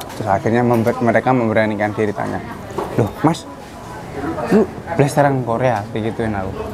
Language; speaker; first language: Indonesian; non-native, local second language; Javanese